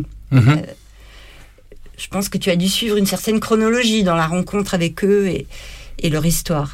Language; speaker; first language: French; native; French